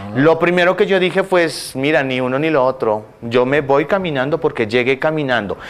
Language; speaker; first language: Spanish; native; Spanish